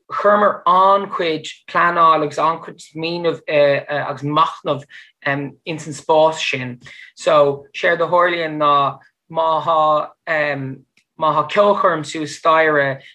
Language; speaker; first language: Irish; non-native, fluent; English